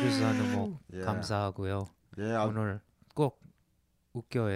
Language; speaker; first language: Korean; early bilingual, heritage; English